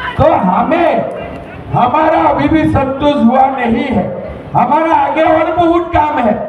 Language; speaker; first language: Hindi; non-native, local second language; Assamese